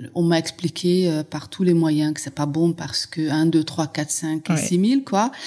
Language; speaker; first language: French; non-native, fluent; Hungarian